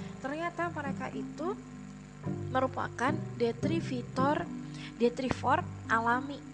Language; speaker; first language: Indonesian; native; Indonesian